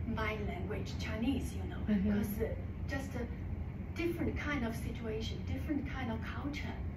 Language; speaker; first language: English; non-native, learner; Chinese